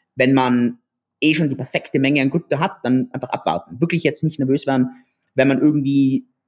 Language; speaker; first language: German; native; German